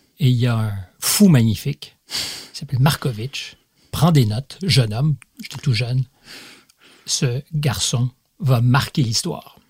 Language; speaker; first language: French; native; French